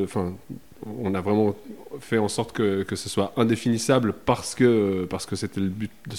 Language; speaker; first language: French; native; French